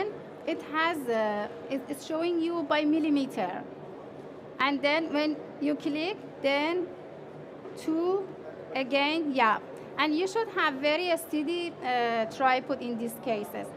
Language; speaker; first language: English; non-native, fluent; Persian